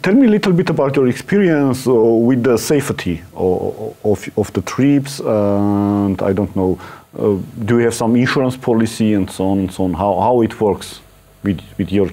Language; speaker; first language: English; non-native, learner; Armenian